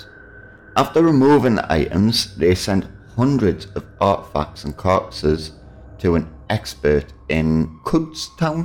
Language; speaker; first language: English; native; English